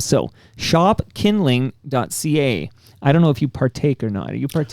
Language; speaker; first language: English; native; English